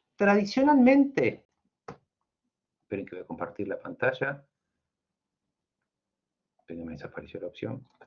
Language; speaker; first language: Spanish; native; Spanish